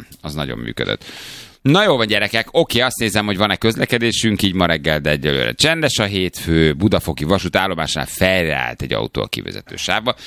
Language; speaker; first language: Hungarian; native; Hungarian